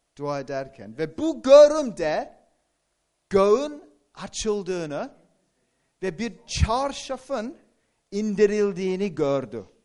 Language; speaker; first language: Turkish; non-native, fluent; English